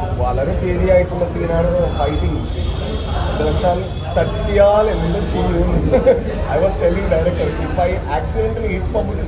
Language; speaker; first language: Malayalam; non-native, local second language; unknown